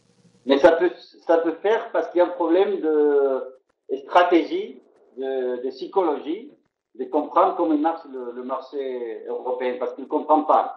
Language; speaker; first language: French; non-native, fluent; Spanish